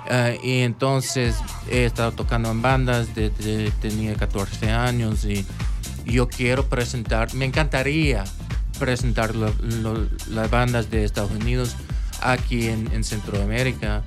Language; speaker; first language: Spanish; non-native, local second language; English